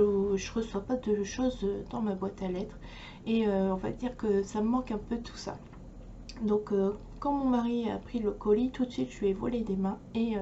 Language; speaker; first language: French; native; French